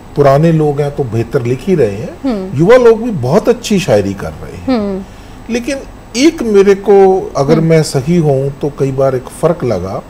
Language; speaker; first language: Hindi; native; Hindi